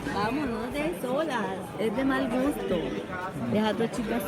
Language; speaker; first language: Spanish; native; Spanish